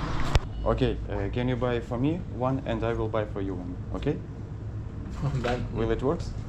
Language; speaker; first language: English; non-native, learner; Russian